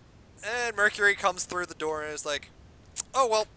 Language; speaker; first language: English; native; English